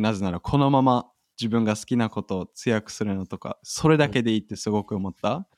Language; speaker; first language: Japanese; non-native, fluent; German